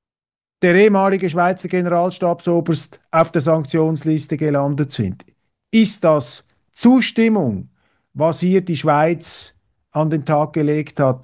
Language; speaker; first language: German; native; German